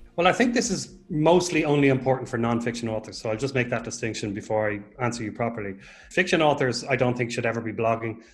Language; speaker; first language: English; native; English